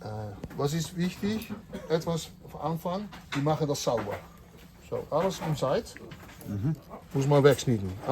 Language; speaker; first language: German; non-native, learner; Dutch